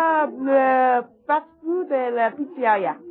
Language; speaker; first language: French; non-native, learner; English